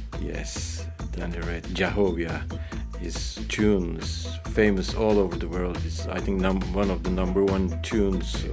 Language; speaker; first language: English; non-native, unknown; Turkish